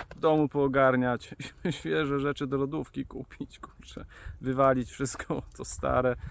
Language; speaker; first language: Polish; native; Polish